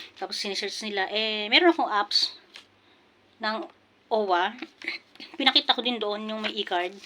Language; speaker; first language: Filipino; non-native, local second language; Pampanga